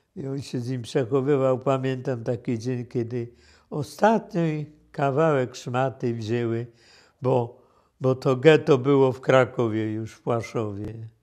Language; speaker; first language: Polish; native; Polish